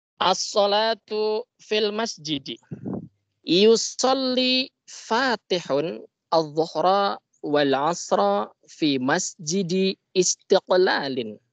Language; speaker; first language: Arabic; non-native, fluent; Indonesian